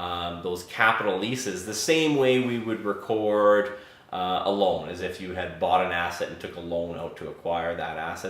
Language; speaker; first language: English; native; English